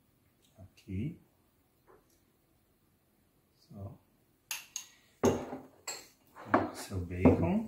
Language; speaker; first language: Portuguese; non-native, fluent; German